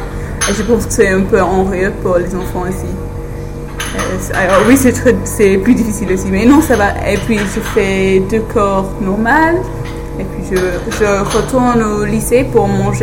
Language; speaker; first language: French; non-native, learner; English